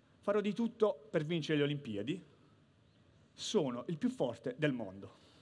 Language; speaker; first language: Italian; native; Italian